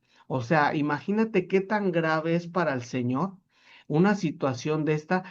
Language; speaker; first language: Spanish; native; Spanish